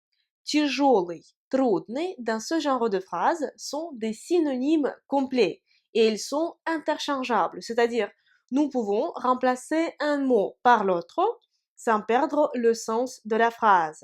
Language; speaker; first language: French; non-native, fluent; Russian